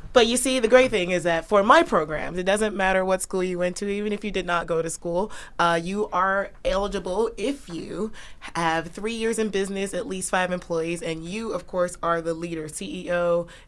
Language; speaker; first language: English; native; English